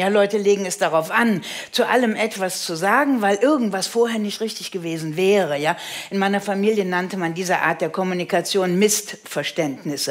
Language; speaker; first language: German; native; German